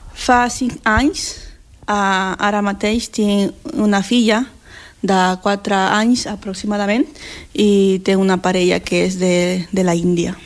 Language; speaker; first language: Catalan; non-native, learner; Spanish